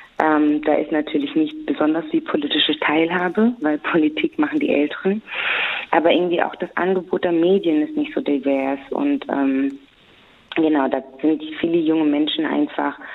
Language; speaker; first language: German; non-native, fluent; Swahili